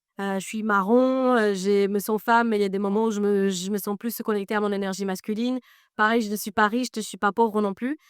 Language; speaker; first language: French; non-native, fluent; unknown